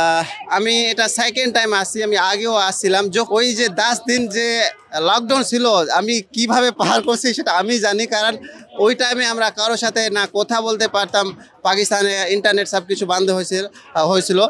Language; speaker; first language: Bangla; non-native, fluent; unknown